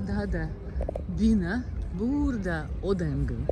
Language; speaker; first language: Turkish; non-native, local second language; Russian